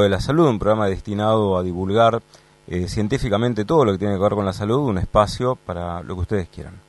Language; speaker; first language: Spanish; native; Spanish